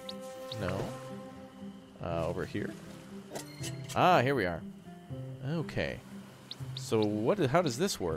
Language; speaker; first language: English; native; English